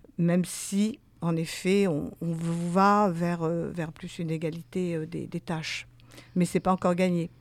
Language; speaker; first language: French; native; French